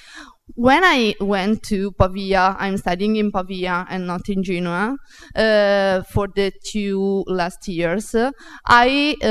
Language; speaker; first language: English; non-native, fluent; Italian